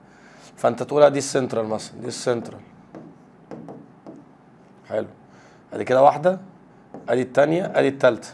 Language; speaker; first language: Arabic; native; Arabic